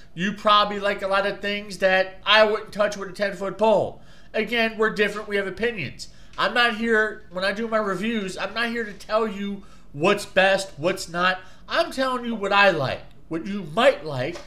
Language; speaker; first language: English; native; English